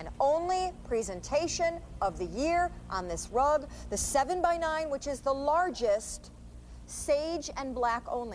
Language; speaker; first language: English; native; English